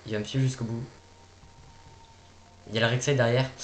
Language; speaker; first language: French; native; French